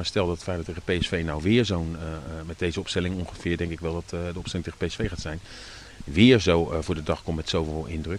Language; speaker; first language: Dutch; native; Dutch